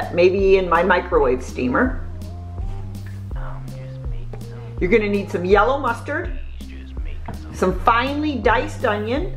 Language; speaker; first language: English; native; English